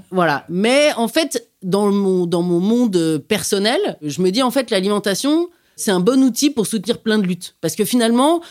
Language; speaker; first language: French; native; French